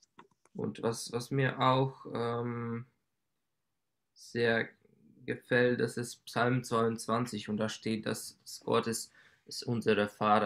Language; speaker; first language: German; non-native, learner; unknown